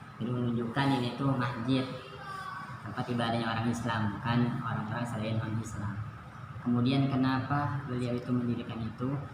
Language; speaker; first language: Indonesian; native; Indonesian